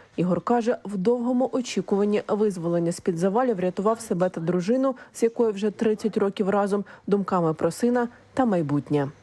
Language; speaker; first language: Ukrainian; native; Ukrainian